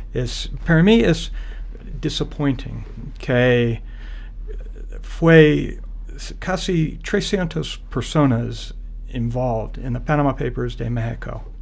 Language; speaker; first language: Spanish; non-native, learner; English